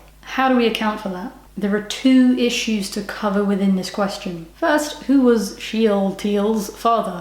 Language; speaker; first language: English; native; English